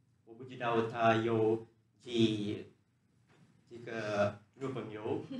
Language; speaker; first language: Chinese; non-native, learner; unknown